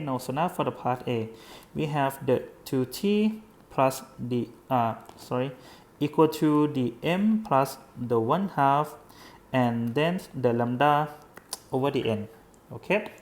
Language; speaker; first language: English; non-native, fluent; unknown